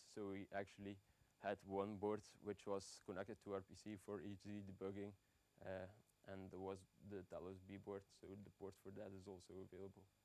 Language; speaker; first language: English; non-native, fluent; Dutch